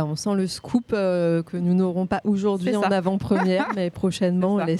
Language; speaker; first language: French; native; French